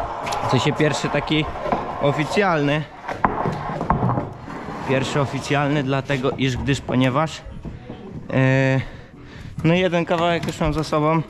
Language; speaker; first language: Polish; native; Polish